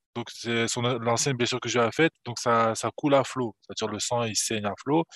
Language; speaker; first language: French; early bilingual, other home language; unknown